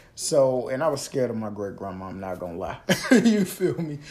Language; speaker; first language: English; native; English